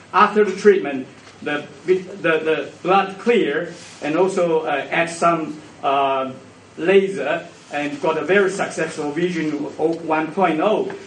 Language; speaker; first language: English; non-native, fluent; Chinese